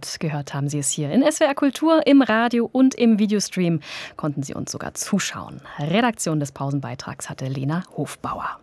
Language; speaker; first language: German; native; German